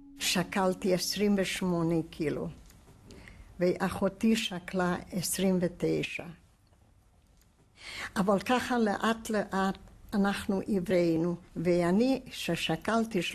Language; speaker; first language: Hebrew; non-native, fluent; Hungarian